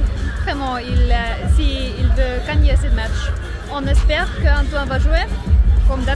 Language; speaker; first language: French; non-native, fluent; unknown